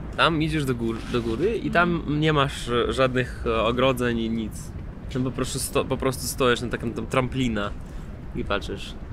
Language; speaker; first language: Polish; non-native, fluent; Russian